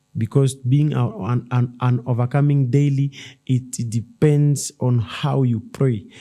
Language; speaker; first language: English; non-native, local second language; Swahili